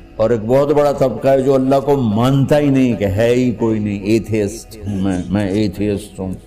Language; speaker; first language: Urdu; non-native, local second language; Punjabi